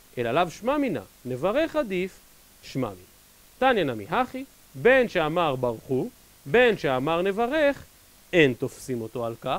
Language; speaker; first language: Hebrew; native; Hebrew